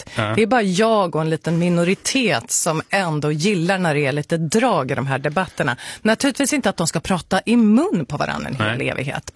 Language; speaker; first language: Swedish; native; Swedish